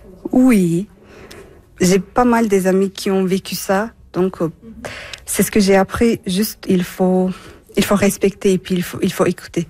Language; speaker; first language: French; non-native, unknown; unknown